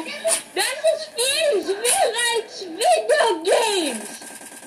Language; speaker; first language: German; non-native, learner; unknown